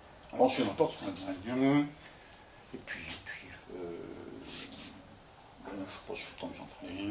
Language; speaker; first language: French; native; French